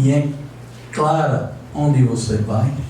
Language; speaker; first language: Portuguese; non-native, fluent; English